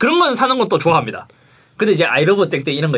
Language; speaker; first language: Korean; native; Korean